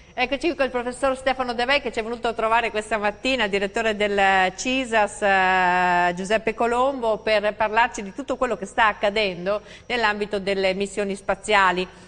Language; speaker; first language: Italian; native; Italian